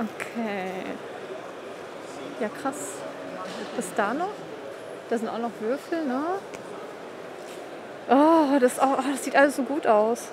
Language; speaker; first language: German; native; German